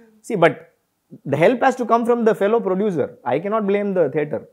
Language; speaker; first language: English; non-native, local second language; Tamil